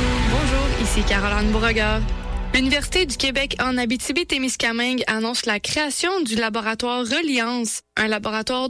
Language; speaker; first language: French; native; French